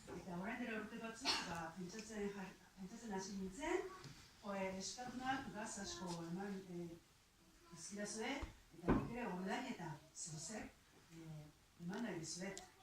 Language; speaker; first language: Basque; non-native, fluent; Japanese